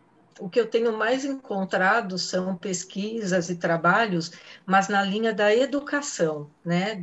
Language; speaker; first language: Portuguese; native; Portuguese